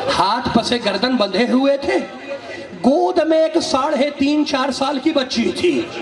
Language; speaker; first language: Urdu; native; Urdu